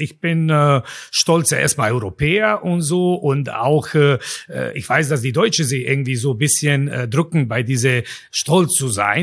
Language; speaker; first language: German; non-native, fluent; Croatian